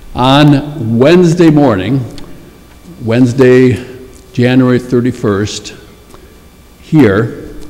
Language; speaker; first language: English; native; English